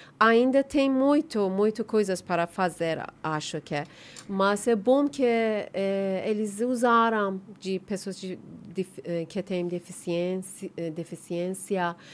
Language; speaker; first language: Portuguese; non-native, learner; Persian